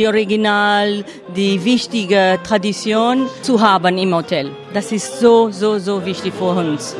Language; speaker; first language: German; non-native, learner; Portuguese